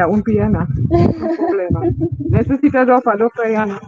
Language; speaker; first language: Spanish; non-native, learner; German